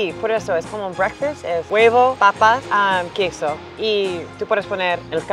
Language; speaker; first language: Spanish; early bilingual, other home language; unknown